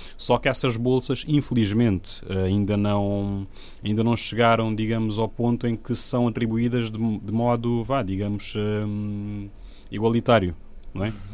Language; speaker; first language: Portuguese; non-native, local second language; Upper Guinea Crioulo